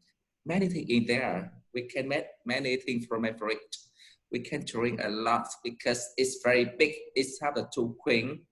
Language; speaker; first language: English; non-native, learner; Vietnamese